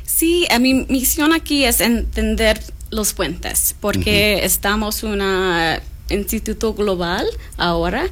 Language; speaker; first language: Spanish; non-native, learner; English